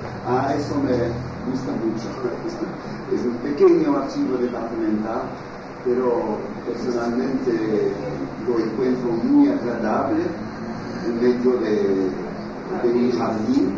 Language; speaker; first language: Spanish; non-native, fluent; French